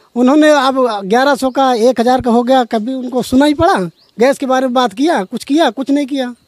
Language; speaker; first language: Hindi; native; Hindi